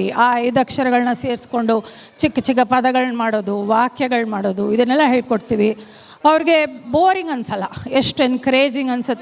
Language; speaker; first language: Kannada; non-native, local second language; Telugu